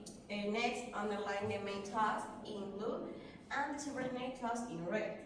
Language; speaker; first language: English; non-native, learner; Spanish